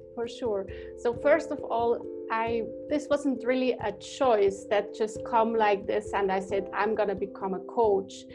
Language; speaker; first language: English; non-native, fluent; German